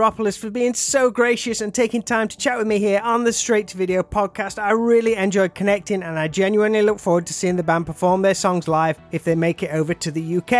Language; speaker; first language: English; native; English